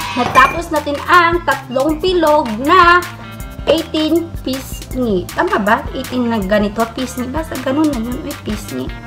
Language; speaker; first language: Filipino; non-native, local second language; Cebuano